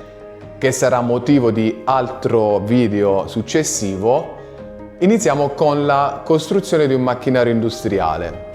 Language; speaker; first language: Italian; native; Italian